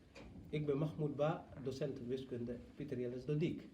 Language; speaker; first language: Dutch; non-native, fluent; Fula